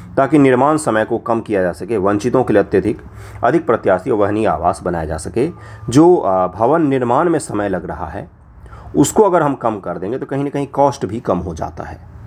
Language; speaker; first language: Hindi; non-native, local second language; Maithili